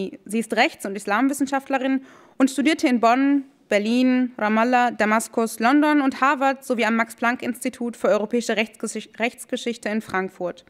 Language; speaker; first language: German; native; German